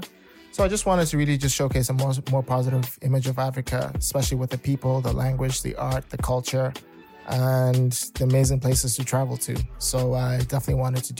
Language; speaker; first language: English; non-native, local second language; Shona